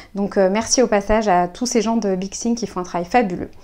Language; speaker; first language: French; native; French